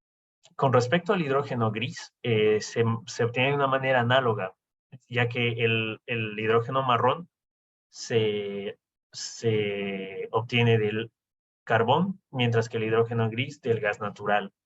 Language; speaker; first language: Spanish; native; Spanish